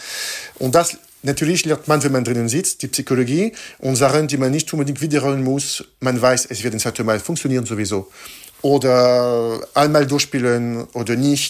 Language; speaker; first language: German; non-native, fluent; French